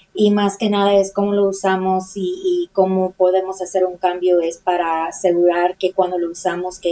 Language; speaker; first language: Spanish; early bilingual, heritage; Spanish